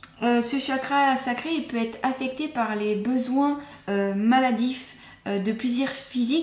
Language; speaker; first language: French; native; French